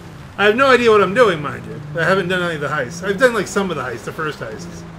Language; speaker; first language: English; native; English